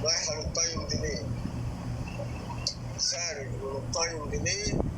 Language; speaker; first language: Arabic; native; Arabic